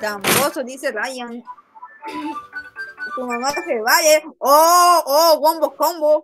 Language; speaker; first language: Spanish; native; Spanish